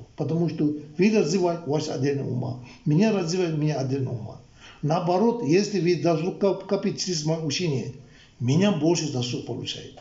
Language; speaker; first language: Russian; non-native, learner; Tibetan